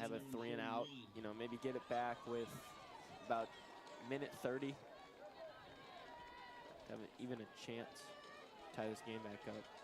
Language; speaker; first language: English; native; English